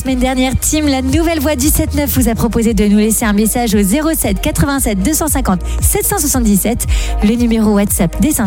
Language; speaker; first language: French; native; French